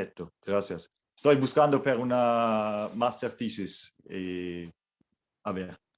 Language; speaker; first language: Spanish; non-native, fluent; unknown